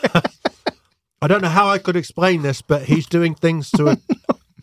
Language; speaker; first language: English; native; English